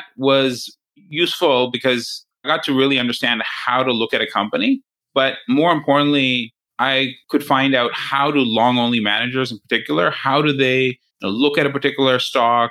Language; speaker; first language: English; native; English